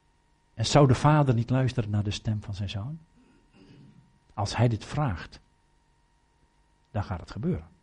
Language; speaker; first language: Dutch; native; Dutch